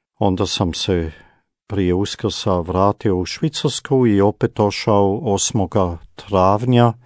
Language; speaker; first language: Croatian; non-native, fluent; German